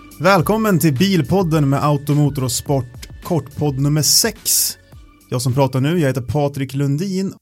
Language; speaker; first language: Swedish; native; Swedish